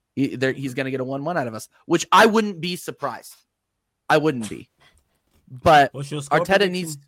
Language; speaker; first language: English; native; English